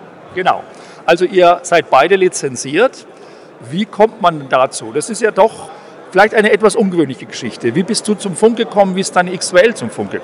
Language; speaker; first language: German; native; German